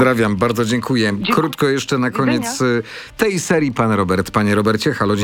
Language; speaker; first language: Polish; native; Polish